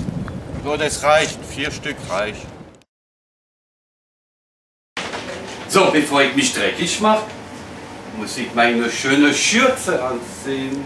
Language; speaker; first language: German; non-native, fluent; French